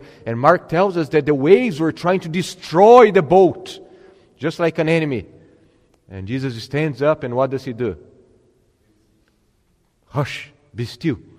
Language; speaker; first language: English; non-native, fluent; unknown